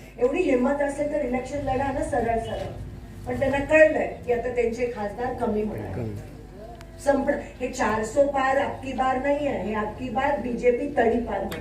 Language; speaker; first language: Marathi; native; Marathi